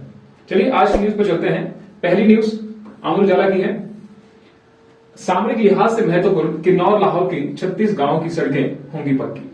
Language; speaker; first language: Hindi; native; Hindi